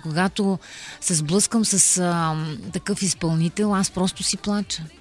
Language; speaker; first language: Bulgarian; native; Bulgarian